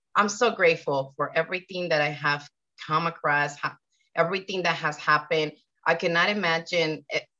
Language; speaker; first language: English; non-native, fluent; Spanish